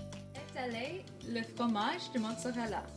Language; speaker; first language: French; non-native, learner; English